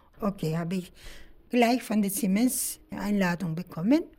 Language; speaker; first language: German; non-native, learner; Turkish